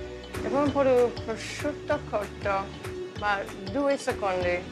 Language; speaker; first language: Italian; non-native, learner; English